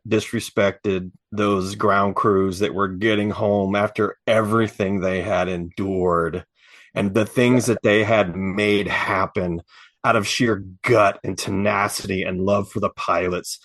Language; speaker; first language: English; native; English